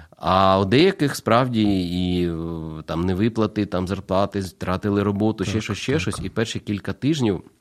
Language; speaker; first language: Ukrainian; native; Ukrainian